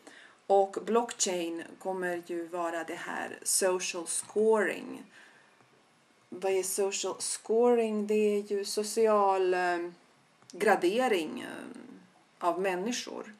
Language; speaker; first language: Swedish; non-native, fluent; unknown